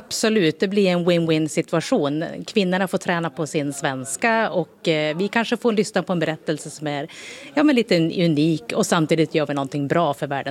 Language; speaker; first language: Swedish; native; Swedish